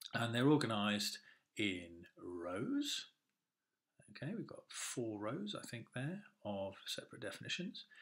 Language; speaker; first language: English; native; English